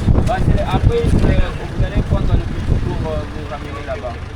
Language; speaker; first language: French; native; French